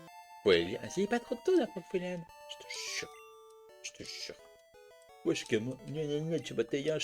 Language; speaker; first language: French; native; French